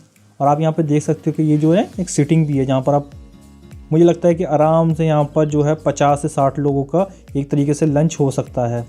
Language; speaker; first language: Hindi; native; Hindi